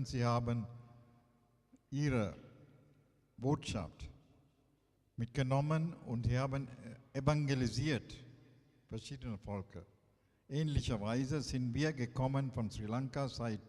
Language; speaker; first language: German; non-native, fluent; Tamil